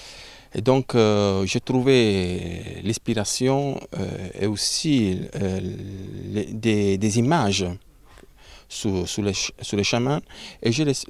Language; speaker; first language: French; non-native, learner; Italian